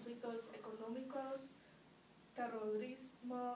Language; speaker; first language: Spanish; non-native, learner; English